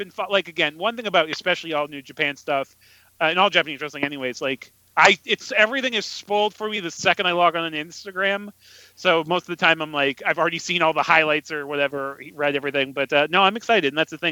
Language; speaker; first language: English; native; English